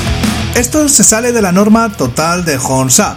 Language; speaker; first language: Spanish; native; Spanish